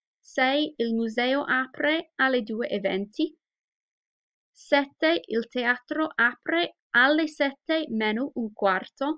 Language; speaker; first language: Italian; non-native, fluent; English